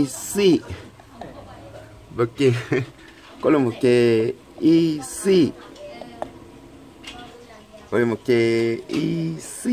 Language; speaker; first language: Japanese; native; Japanese